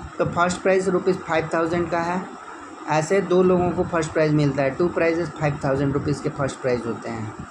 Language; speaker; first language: Hindi; native; Hindi